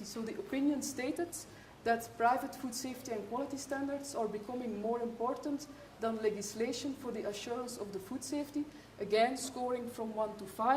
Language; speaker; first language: English; non-native, fluent; Dutch